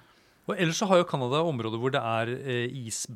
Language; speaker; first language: Norwegian; native; Norwegian